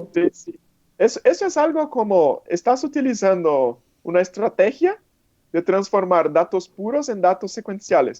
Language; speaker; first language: Spanish; non-native, fluent; Portuguese